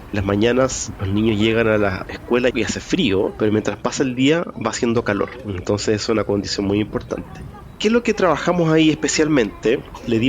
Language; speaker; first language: Spanish; native; Spanish